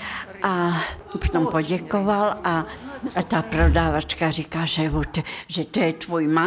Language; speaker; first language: Czech; non-native, fluent; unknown